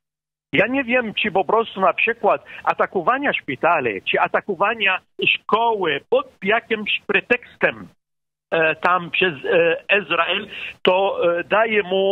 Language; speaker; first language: Polish; non-native, fluent; Arabic